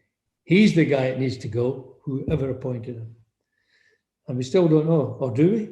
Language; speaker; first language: English; native; English